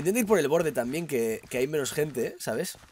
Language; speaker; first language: Spanish; native; Spanish